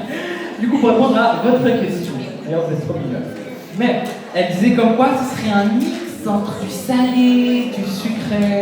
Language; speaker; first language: French; native; French